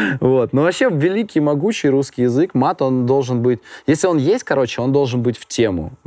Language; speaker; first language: Russian; native; Russian